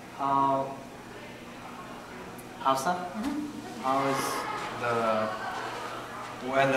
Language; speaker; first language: English; non-native, learner; Khmer